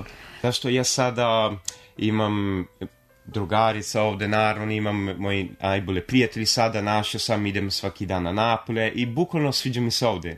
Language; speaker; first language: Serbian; early bilingual, heritage; Italian